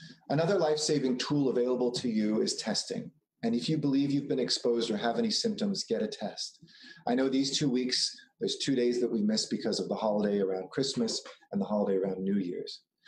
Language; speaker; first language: English; native; English